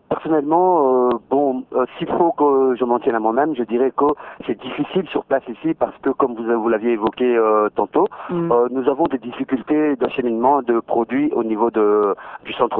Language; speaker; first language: French; non-native, local second language; Luba-Lulua